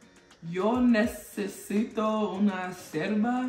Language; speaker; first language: Spanish; non-native, learner; English